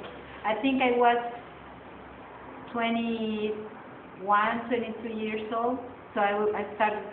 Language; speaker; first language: English; non-native, fluent; Spanish